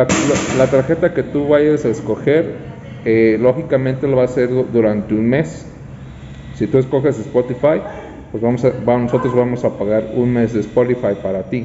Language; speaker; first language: Spanish; native; Spanish